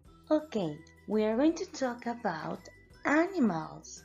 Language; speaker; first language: English; non-native, fluent; Spanish